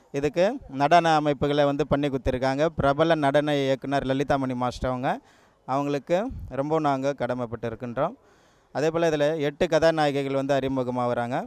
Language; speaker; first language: Tamil; native; Tamil